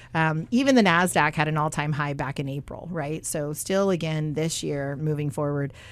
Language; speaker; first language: English; native; English